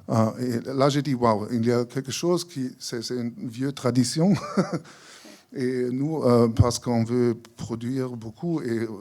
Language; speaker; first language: French; non-native, fluent; German